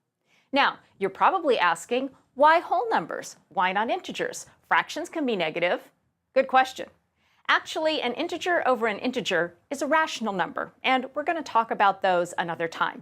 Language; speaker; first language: English; native; English